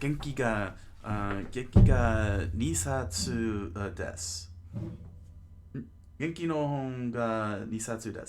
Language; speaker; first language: Japanese; non-native, learner; English